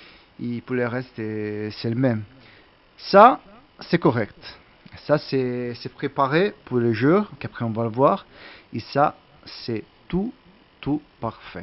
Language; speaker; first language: French; non-native, learner; Italian